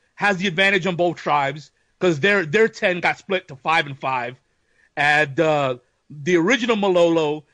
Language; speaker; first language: English; native; English